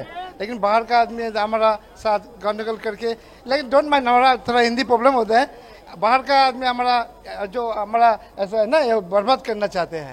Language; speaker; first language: Hindi; non-native, local second language; Bangla